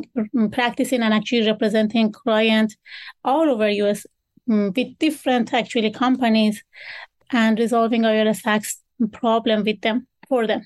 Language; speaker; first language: English; non-native, fluent; Persian